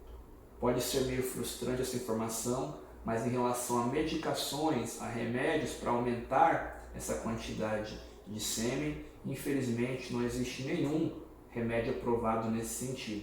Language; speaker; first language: Portuguese; native; Portuguese